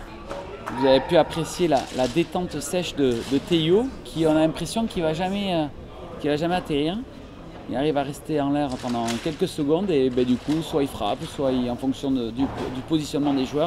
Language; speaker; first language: French; native; French